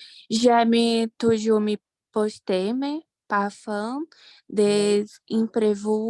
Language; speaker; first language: French; non-native, learner; Portuguese